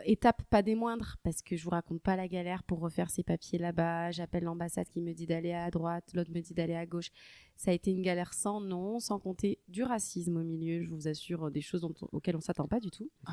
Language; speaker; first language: French; native; French